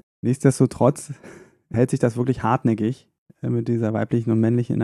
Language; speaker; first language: German; native; German